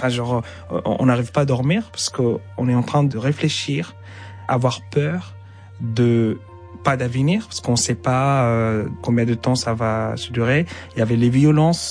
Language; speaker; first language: French; non-native, fluent; Arabic